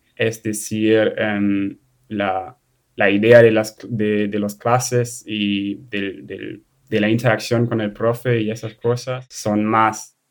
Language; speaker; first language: Spanish; non-native, fluent; German